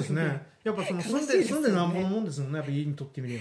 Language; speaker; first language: Japanese; native; Japanese